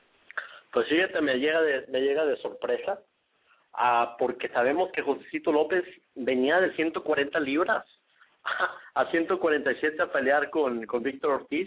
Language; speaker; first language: Spanish; native; Spanish